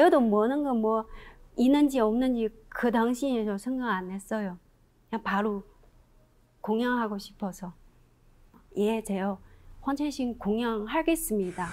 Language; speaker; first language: Korean; non-native, learner; Chinese